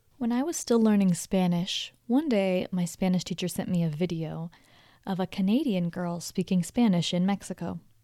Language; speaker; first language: English; native; English